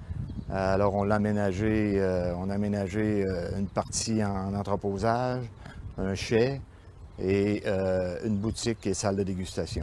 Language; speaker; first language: French; native; French